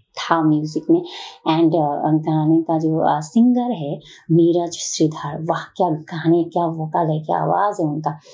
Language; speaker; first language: Hindi; non-native, learner; Bangla